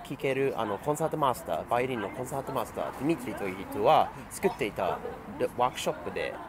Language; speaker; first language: Japanese; non-native, fluent; English